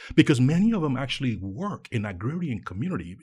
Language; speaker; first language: English; non-native, local second language; Yoruba